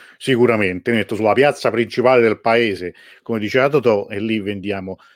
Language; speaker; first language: Italian; early bilingual, other home language; Persian